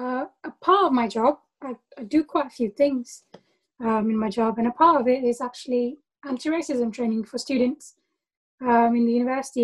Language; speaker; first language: English; non-native, local second language; Tamil